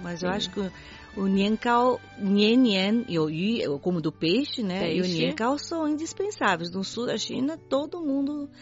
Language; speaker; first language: Portuguese; early bilingual, other home language; Chinese